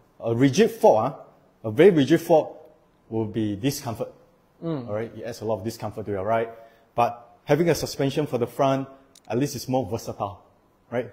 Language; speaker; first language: English; non-native, local second language; Chinese